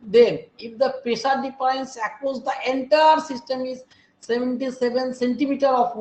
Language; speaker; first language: English; non-native, local second language; Bangla